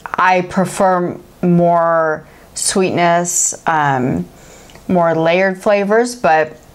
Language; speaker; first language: English; native; English